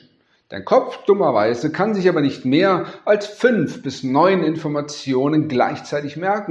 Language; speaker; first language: German; native; German